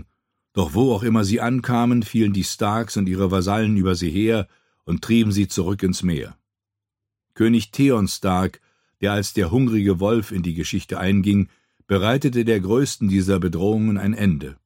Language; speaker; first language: German; native; German